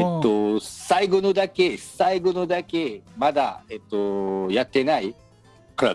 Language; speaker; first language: Japanese; non-native, learner; French